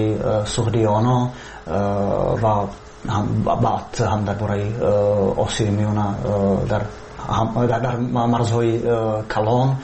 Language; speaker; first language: Persian; non-native, fluent; Czech